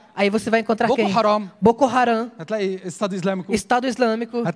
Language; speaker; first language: Portuguese; non-native, fluent; Arabic